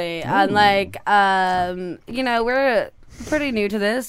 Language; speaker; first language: English; native; English